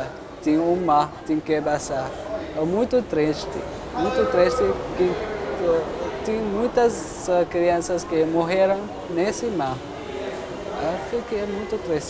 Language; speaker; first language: Portuguese; non-native, local second language; Arabic